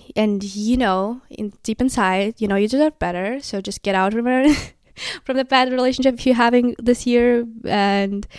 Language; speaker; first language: English; non-native, fluent; Kazakh